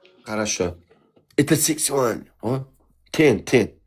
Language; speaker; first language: Russian; non-native, learner; Turkmen